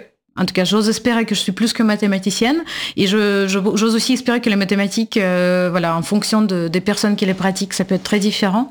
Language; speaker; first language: French; non-native, fluent; Russian